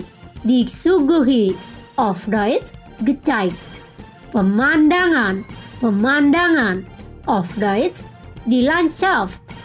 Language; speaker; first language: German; non-native, fluent; Indonesian